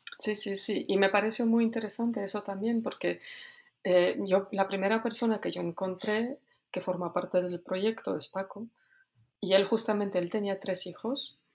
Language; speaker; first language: Spanish; non-native, fluent; Polish